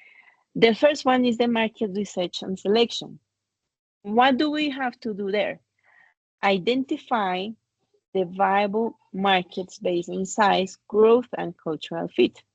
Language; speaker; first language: English; non-native, fluent; Spanish